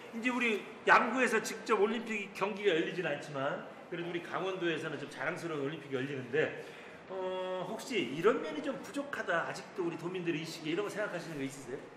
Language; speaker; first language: Korean; native; Korean